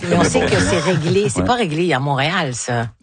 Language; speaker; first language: French; native; French